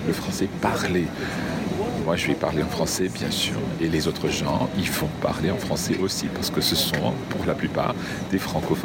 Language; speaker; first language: French; non-native, fluent; English